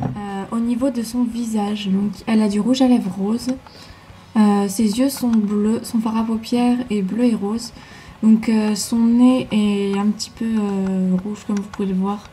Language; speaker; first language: French; native; French